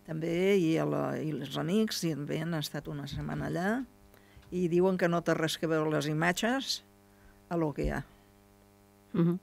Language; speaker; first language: Catalan; native; Catalan